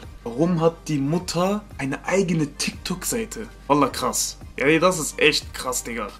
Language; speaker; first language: German; native; German